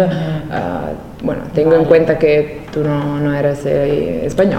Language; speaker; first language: Spanish; non-native, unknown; Italian